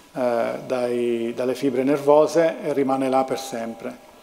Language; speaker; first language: Italian; native; Italian